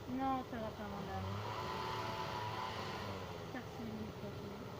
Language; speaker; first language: French; native; French